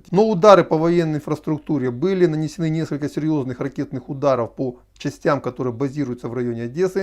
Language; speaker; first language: Russian; native; Russian